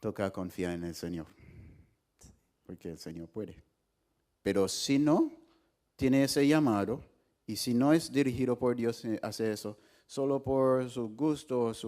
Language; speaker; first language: Spanish; non-native, fluent; English